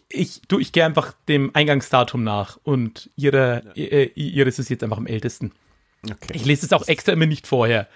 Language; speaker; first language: German; native; German